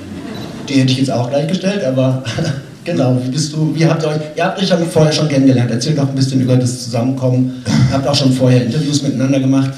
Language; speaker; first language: German; native; German